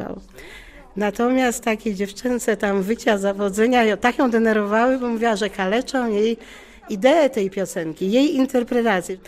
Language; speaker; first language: Polish; native; Polish